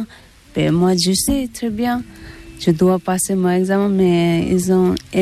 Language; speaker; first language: French; non-native, learner; Tibetan